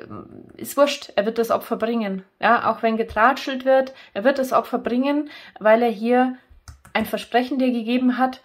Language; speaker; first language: German; native; German